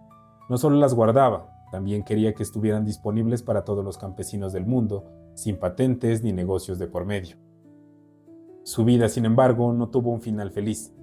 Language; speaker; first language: Spanish; native; Spanish